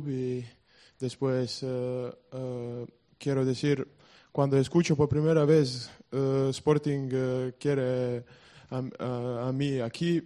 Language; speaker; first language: Spanish; non-native, learner; Serbian